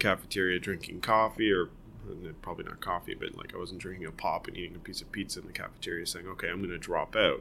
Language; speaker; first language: English; native; English